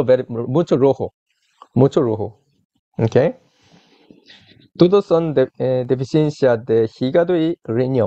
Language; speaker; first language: Spanish; non-native, learner; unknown